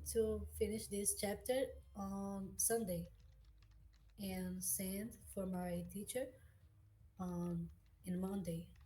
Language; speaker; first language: English; non-native, learner; Portuguese